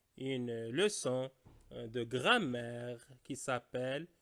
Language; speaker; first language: French; non-native, local second language; Arabic